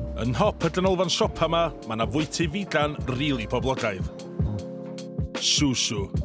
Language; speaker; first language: Welsh; native; Welsh